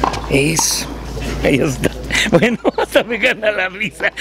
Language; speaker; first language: Spanish; native; Spanish